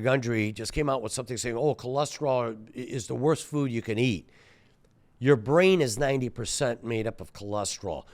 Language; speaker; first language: English; native; English